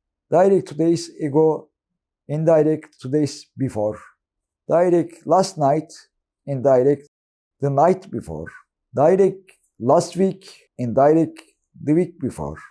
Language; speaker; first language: English; non-native, fluent; Turkish